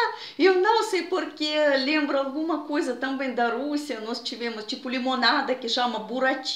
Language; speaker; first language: Portuguese; non-native, fluent; Russian